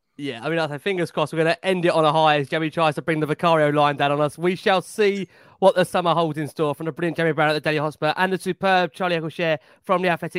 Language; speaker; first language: English; native; English